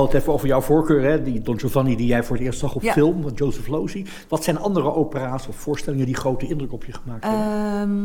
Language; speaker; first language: Dutch; native; Dutch